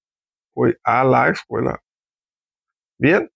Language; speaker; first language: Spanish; non-native, fluent; Portuguese